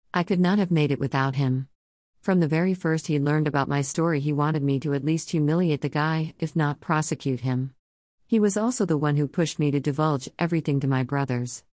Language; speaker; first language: English; non-native, local second language; Surigaonon